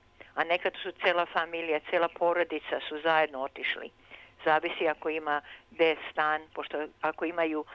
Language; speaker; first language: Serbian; early bilingual, heritage; Serbian